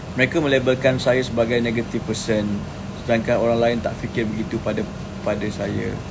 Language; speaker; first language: Malay; native; Malay